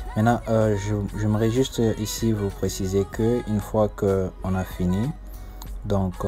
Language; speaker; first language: French; non-native, local second language; Lingala